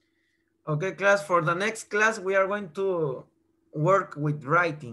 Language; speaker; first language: English; non-native, fluent; Spanish